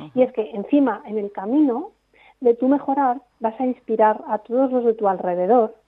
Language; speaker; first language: Spanish; native; Spanish